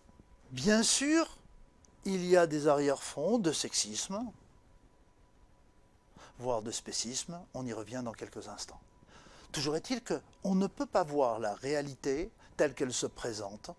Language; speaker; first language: French; native; French